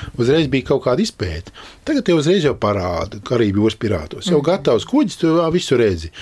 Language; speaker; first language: Latvian; native; Latvian